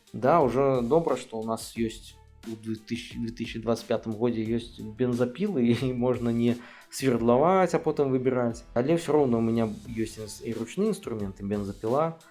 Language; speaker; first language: Belarusian; native; Belarusian